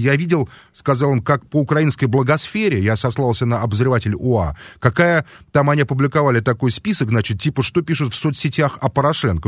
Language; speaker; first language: Russian; native; Russian